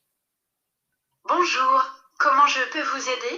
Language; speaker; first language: French; native; French